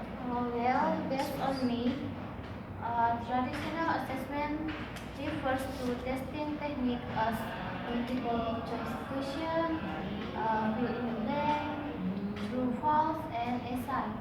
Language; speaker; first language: English; non-native, learner; Indonesian